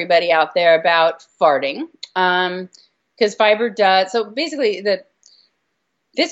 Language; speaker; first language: English; native; English